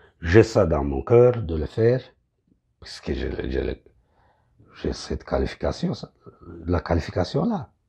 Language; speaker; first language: French; non-native, local second language; Kinyarwanda